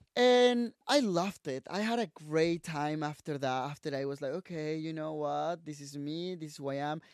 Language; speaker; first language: English; non-native, fluent; Spanish